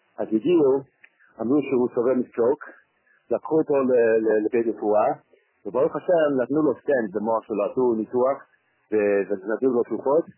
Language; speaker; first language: Hebrew; non-native, fluent; English